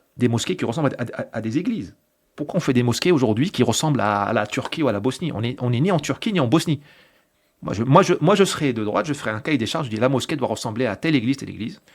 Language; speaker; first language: French; non-native, local second language; Arabic